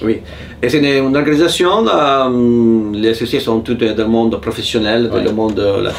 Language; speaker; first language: French; non-native, fluent; Italian